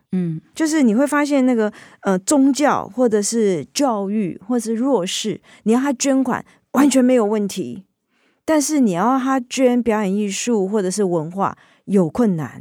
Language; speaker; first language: Chinese; native; Chinese